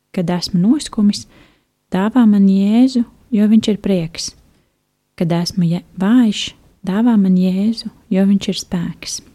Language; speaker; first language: Latvian; native; Latvian